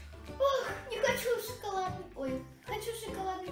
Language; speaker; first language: Russian; native; Russian